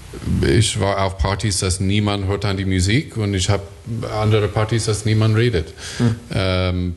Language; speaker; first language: German; non-native, learner; English